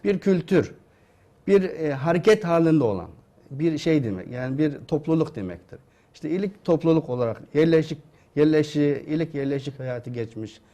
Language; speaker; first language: Turkish; non-native, fluent; Uyghur